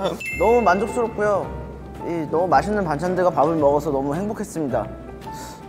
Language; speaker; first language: Korean; native; Korean